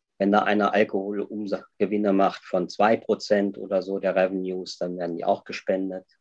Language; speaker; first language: German; native; German